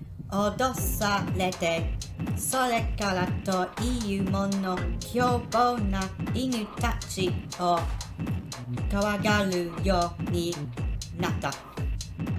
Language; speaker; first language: Japanese; non-native, learner; English